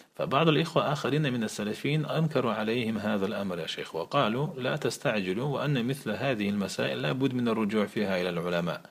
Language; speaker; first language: Arabic; non-native, fluent; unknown